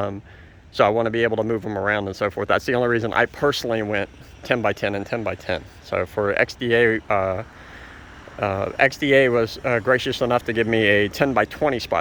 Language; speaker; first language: English; native; English